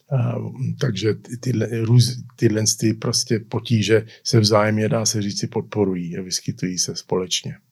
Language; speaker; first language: Czech; early bilingual, heritage; Czech